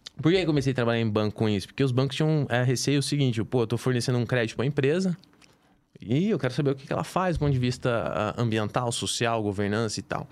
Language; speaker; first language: Portuguese; native; Portuguese